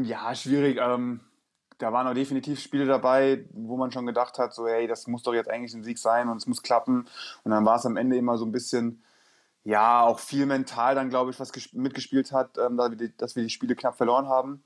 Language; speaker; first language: German; native; German